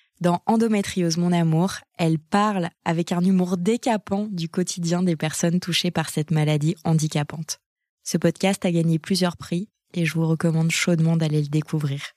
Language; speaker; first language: French; native; French